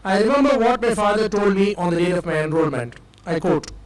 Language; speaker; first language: English; non-native, local second language; Tamil